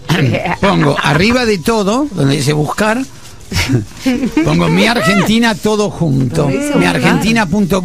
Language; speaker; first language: Spanish; native; Spanish